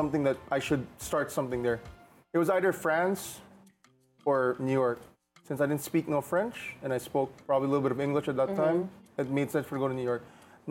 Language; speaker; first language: English; non-native, local second language; Filipino